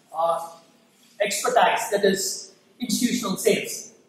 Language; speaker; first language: English; non-native, local second language; Kannada